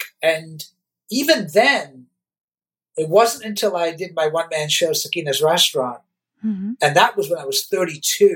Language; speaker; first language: English; native; English